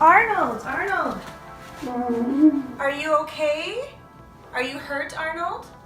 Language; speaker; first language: English; native; English